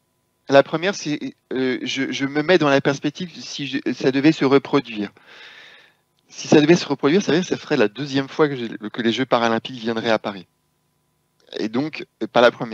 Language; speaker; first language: French; native; French